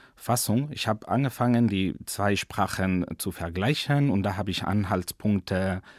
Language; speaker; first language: German; non-native, fluent; Spanish